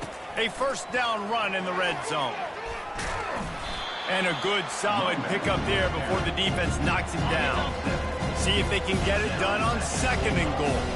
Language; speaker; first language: English; native; English